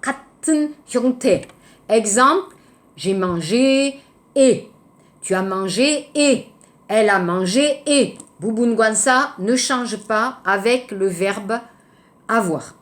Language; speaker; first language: French; native; French